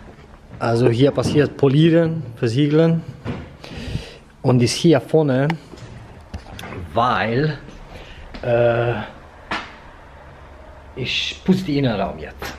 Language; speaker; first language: German; non-native, fluent; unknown